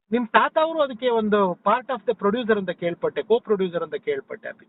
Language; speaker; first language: Kannada; native; Kannada